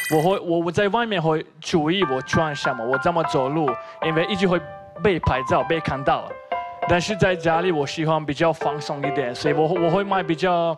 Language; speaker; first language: Chinese; non-native, fluent; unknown